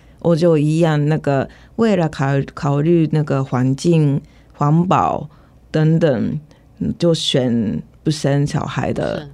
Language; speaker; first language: Chinese; non-native, fluent; Japanese